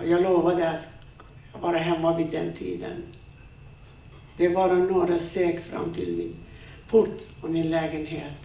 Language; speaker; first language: Swedish; non-native, fluent; Persian